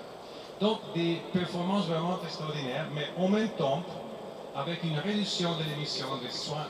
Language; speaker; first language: French; non-native, fluent; Italian